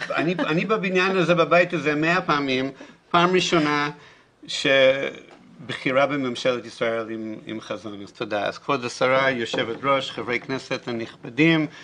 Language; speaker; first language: Hebrew; non-native, fluent; English